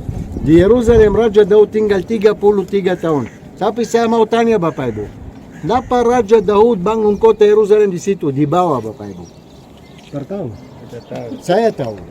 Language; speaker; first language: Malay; non-native, fluent; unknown